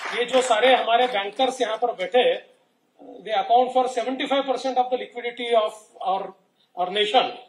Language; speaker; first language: Hindi; non-native, local second language; Marathi